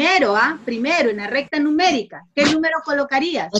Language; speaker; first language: Spanish; native; Spanish